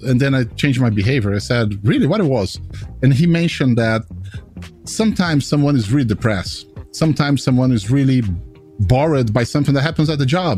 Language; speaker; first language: English; non-native, fluent; Portuguese